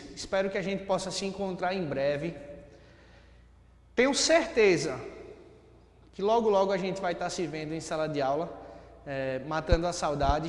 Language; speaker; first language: Portuguese; native; Portuguese